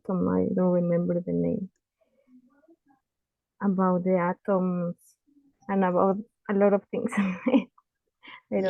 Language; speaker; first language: English; non-native, learner; Spanish